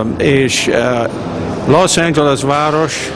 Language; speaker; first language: Hungarian; early bilingual, heritage; Hungarian